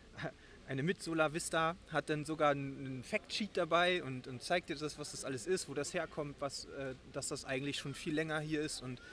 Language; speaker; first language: German; native; German